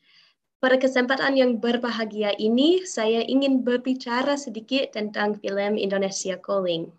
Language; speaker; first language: Indonesian; non-native, fluent; English